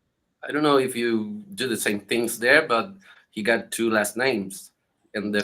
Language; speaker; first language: English; non-native, learner; Spanish